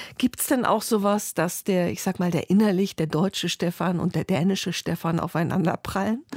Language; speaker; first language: German; native; German